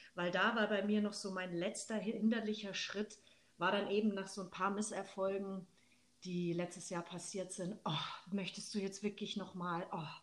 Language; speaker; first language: German; native; German